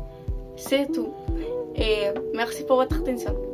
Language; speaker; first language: French; non-native, learner; Spanish